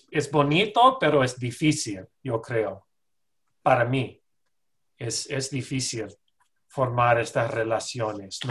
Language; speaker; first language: Spanish; non-native, fluent; English